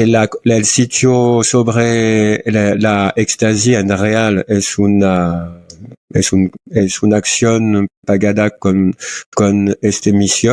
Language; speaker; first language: Spanish; non-native, learner; French